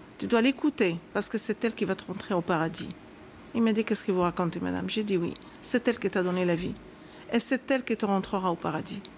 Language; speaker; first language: French; non-native, local second language; Arabic